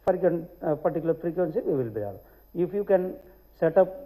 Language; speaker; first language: English; non-native, local second language; Tamil